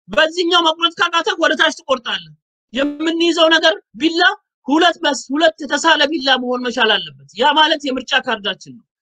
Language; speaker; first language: Amharic; native; Amharic